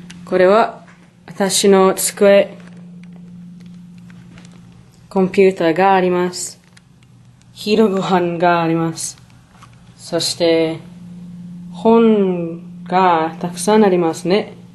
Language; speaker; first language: Japanese; non-native, learner; English